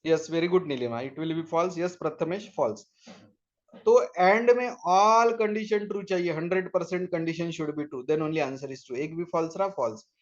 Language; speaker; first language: Hindi; non-native, local second language; Marathi